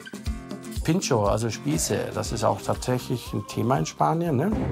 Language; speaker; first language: German; native; German